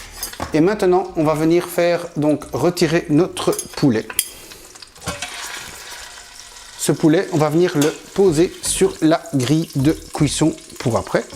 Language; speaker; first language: French; native; French